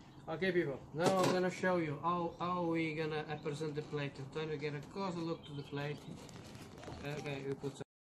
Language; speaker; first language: English; non-native, fluent; Portuguese